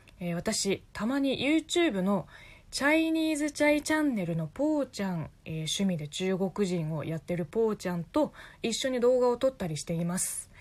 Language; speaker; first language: Japanese; non-native, fluent; Chinese